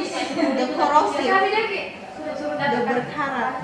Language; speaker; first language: English; non-native, learner; Indonesian